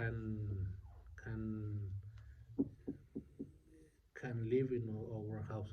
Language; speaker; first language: English; non-native, learner; Spanish